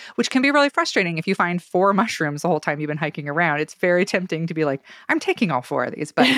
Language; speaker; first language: English; native; English